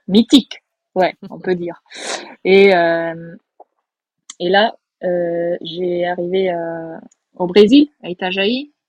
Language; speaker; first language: French; non-native, fluent; Portuguese